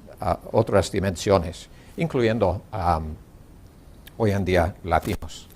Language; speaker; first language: Spanish; non-native, learner; English